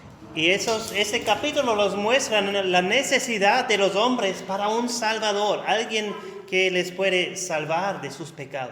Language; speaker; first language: Spanish; non-native, fluent; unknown